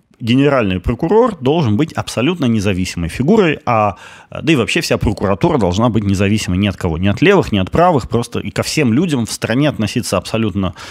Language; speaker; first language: Russian; native; Russian